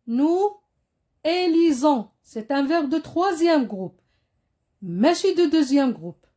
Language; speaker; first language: French; non-native, local second language; Arabic